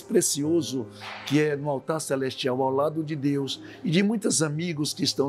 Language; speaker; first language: Portuguese; native; Portuguese